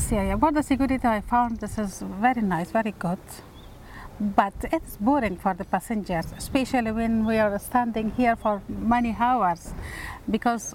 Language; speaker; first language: English; non-native, fluent; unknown